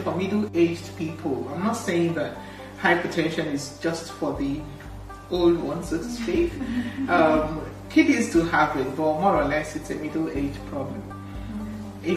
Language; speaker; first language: English; non-native, local second language; Igbo